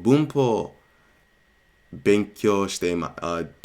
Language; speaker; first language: Japanese; non-native, learner; English